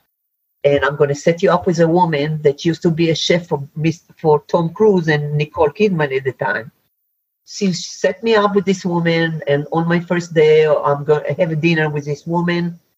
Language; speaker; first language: English; non-native, fluent; Hebrew